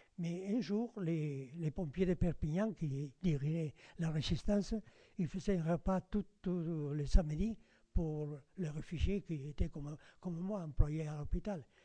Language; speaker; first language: French; non-native, fluent; Spanish